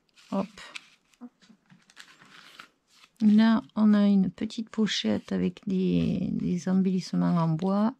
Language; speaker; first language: French; native; French